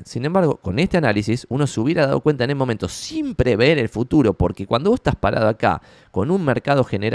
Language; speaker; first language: Spanish; native; Spanish